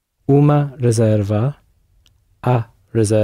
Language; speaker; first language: Portuguese; non-native, learner; English